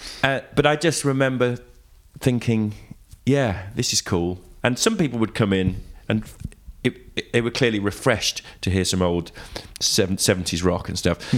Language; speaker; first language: English; native; English